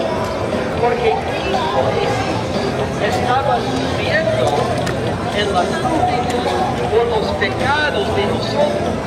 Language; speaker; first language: Spanish; non-native, learner; English